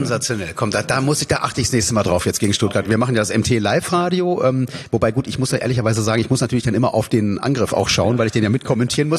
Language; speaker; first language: German; native; German